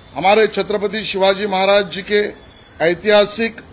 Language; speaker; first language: Hindi; non-native, local second language; Marathi